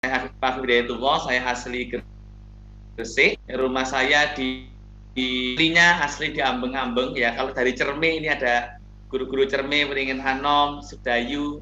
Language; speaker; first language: Indonesian; non-native, local second language; Javanese